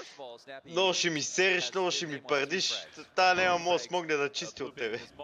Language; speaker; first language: Bulgarian; native; Bulgarian